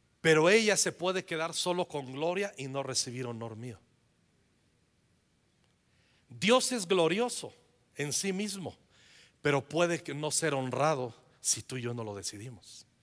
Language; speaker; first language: Spanish; native; Spanish